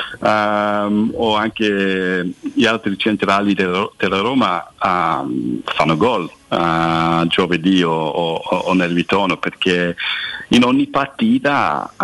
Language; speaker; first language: Italian; non-native, fluent; English